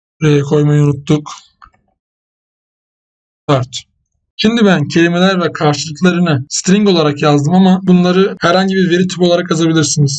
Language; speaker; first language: Turkish; native; Turkish